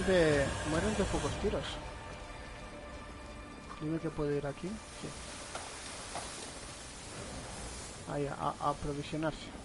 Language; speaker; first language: Spanish; native; Spanish